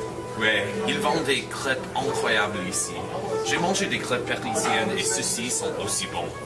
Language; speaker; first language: French; non-native, learner; English